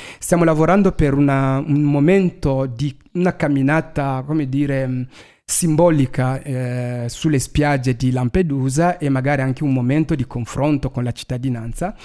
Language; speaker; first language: Italian; non-native, fluent; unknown